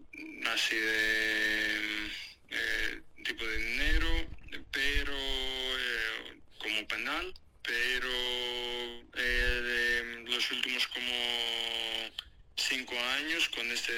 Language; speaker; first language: Spanish; non-native, fluent; Greek